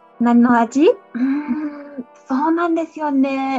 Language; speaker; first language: Japanese; non-native, fluent; English